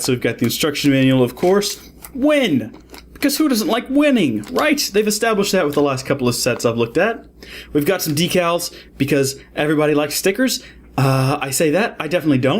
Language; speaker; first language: English; native; English